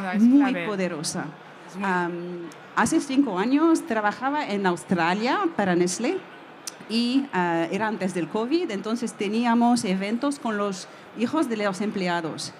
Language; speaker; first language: Spanish; non-native, fluent; French